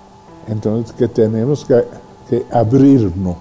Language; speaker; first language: Spanish; non-native, fluent; English